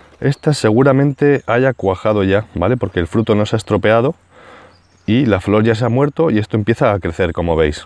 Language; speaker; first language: Spanish; native; Spanish